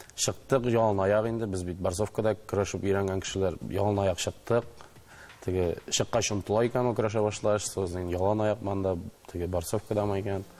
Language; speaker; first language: Tatar; native; Tatar